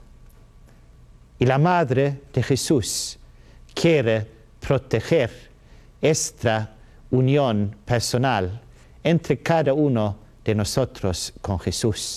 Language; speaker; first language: Spanish; non-native, learner; Swedish